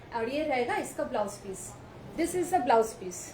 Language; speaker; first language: Hindi; non-native, local second language; Bangla